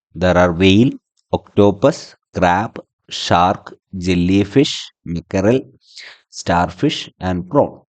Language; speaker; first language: English; non-native, local second language; Malayalam